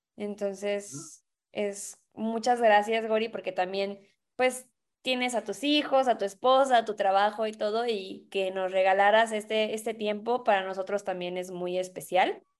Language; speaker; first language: Spanish; native; Spanish